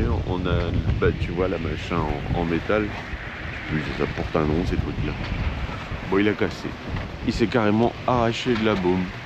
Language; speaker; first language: French; native; French